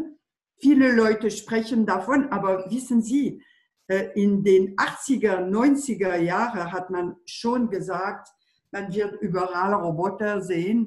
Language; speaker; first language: German; non-native, fluent; French